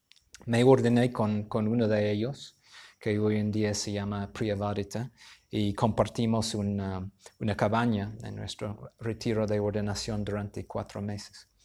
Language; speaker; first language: Spanish; non-native, fluent; English